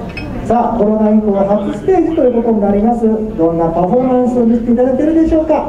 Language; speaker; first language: Japanese; native; Japanese